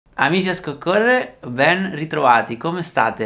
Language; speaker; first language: Italian; native; Italian